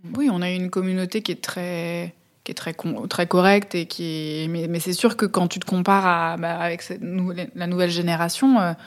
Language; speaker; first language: French; native; French